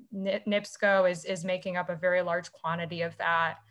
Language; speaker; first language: English; native; English